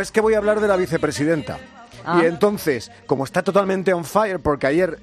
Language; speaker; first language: Spanish; native; Spanish